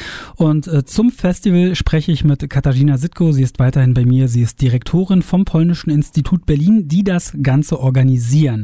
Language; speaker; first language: German; native; German